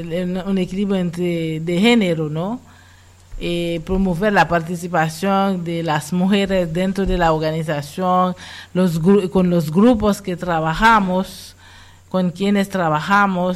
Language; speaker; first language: Spanish; non-native, fluent; Haitian Creole